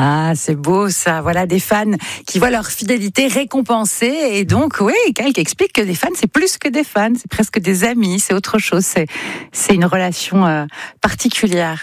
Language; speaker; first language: French; native; French